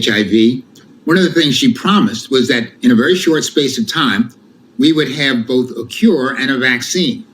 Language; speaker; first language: English; native; English